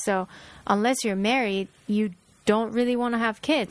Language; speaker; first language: English; non-native, fluent; Japanese